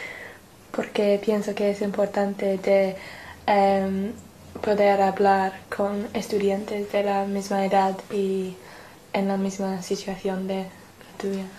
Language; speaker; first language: Spanish; non-native, learner; English